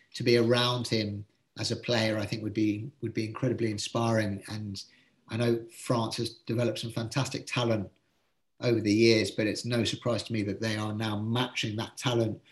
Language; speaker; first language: English; native; English